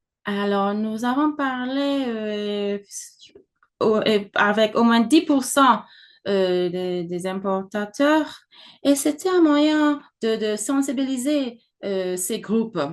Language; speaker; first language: French; non-native, fluent; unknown